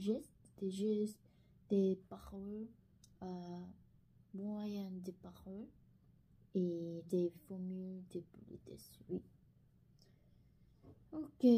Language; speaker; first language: French; non-native, learner; Korean